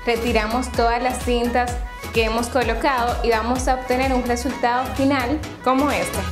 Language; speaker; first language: Spanish; native; Spanish